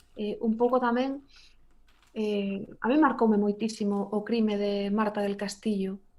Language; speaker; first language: Galician; non-native, local second language; Spanish